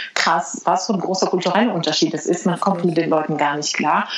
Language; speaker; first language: German; non-native, fluent; Arabic